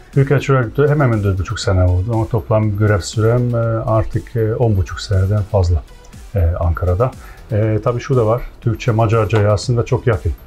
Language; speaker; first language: Turkish; non-native, fluent; Hungarian